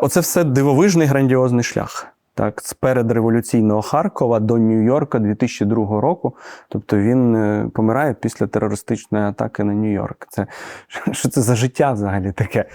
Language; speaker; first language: Ukrainian; native; Ukrainian